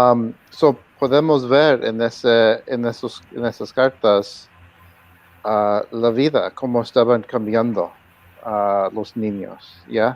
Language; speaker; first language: Spanish; early bilingual, heritage; Spanish